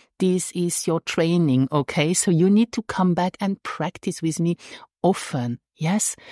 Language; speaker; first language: English; non-native, fluent; Luxembourgish